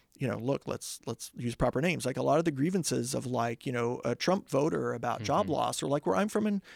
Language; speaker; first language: English; native; English